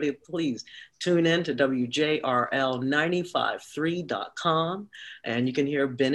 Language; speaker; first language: English; native; English